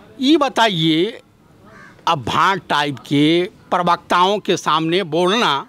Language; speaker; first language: Hindi; native; Hindi